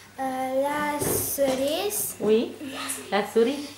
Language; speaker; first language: French; non-native, learner; Romanian